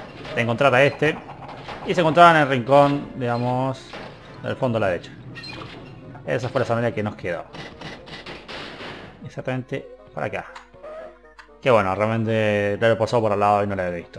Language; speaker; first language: Spanish; native; Spanish